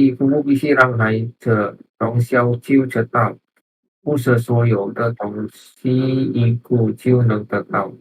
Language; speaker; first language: Chinese; non-native, learner; Indonesian